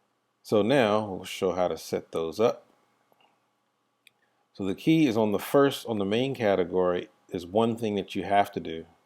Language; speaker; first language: English; native; English